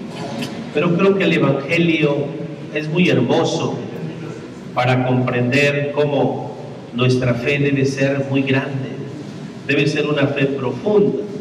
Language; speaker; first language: Spanish; native; Spanish